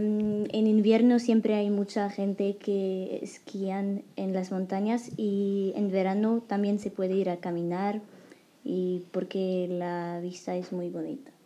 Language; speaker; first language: Spanish; non-native, learner; French